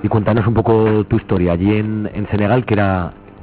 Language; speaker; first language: Spanish; native; Spanish